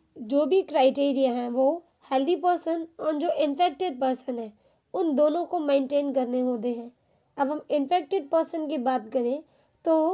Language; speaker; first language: Hindi; non-native, local second language; Gujarati